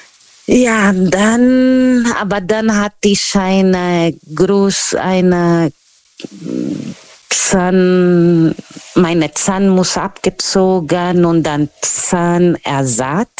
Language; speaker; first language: German; non-native, learner; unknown